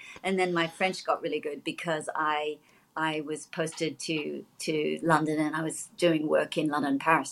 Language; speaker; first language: English; native; English